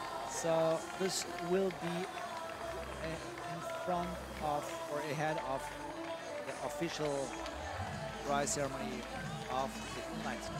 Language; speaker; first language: English; non-native, fluent; German